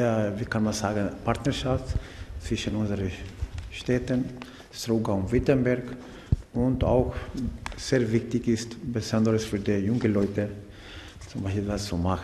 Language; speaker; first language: German; non-native, learner; Macedonian